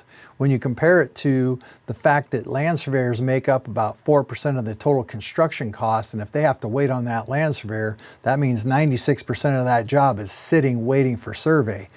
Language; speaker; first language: English; native; English